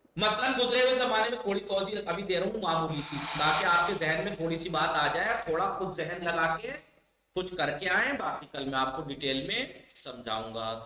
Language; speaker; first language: Urdu; native; Urdu